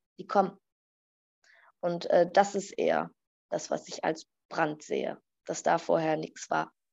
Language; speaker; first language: German; early bilingual, other home language; Arabic